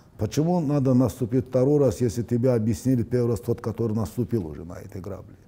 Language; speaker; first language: Russian; native; Russian